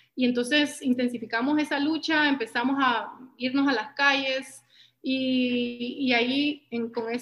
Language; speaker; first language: Spanish; native; Spanish